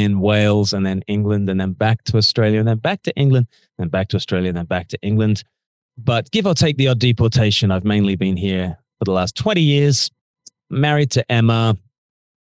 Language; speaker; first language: English; native; English